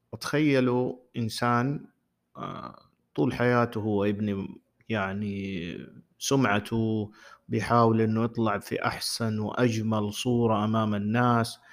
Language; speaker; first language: Arabic; native; Arabic